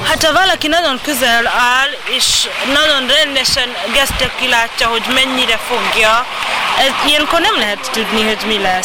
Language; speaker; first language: Hungarian; non-native, learner; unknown